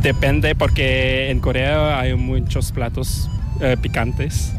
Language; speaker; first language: Spanish; non-native, learner; Korean